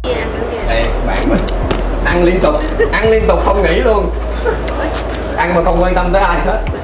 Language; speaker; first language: Vietnamese; native; Vietnamese